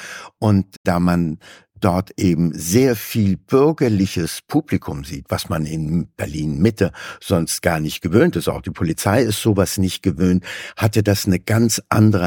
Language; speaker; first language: German; native; German